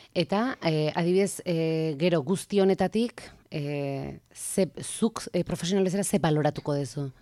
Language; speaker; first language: Basque; native; Basque